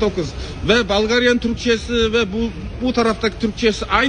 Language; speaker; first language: Turkish; non-native, fluent; Kazakh